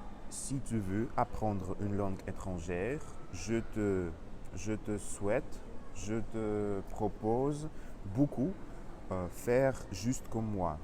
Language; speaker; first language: French; non-native, learner; Russian